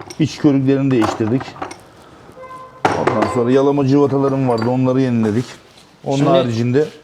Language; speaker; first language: Turkish; native; Turkish